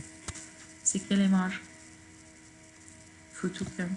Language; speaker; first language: French; non-native, fluent; Arabic